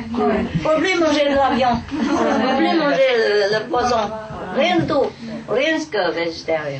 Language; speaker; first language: French; non-native, fluent; Vietnamese